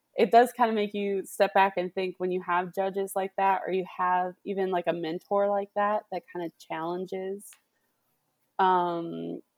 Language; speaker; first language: English; native; English